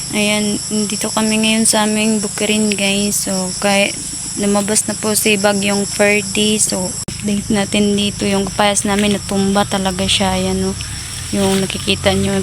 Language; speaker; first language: Filipino; non-native, local second language; Cebuano